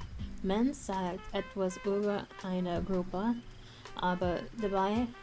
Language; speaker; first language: German; non-native, learner; English